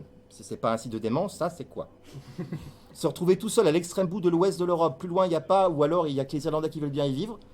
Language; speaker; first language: French; native; French